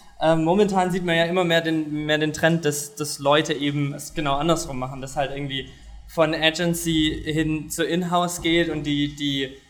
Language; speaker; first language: German; native; German